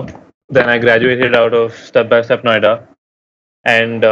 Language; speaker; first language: English; non-native, local second language; Hindi